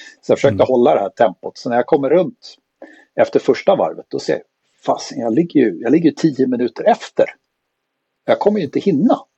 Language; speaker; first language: Swedish; native; Swedish